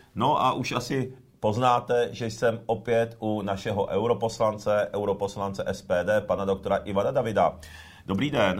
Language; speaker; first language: Czech; early bilingual, other home language; Japanese